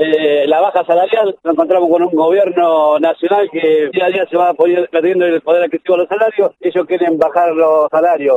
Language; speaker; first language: Spanish; native; Spanish